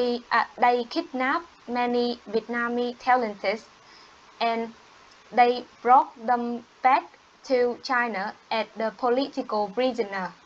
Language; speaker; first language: English; non-native, learner; Vietnamese